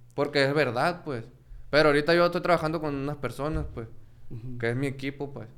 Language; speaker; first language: Spanish; native; Spanish